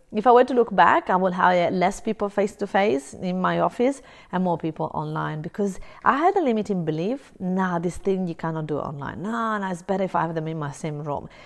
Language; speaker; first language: English; non-native, fluent; Italian